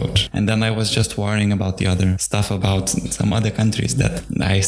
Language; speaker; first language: English; non-native, fluent; Lithuanian